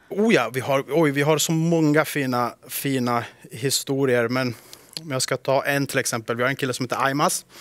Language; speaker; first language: Swedish; early bilingual, other home language; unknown